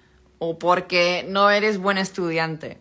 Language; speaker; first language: Spanish; non-native, fluent; Dutch